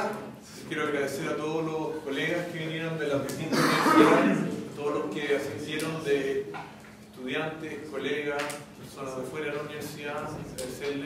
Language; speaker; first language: Spanish; native; Spanish